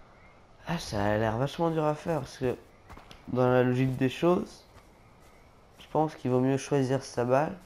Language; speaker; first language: French; native; French